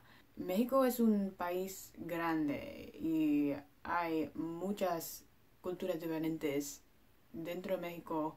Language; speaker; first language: Spanish; non-native, learner; English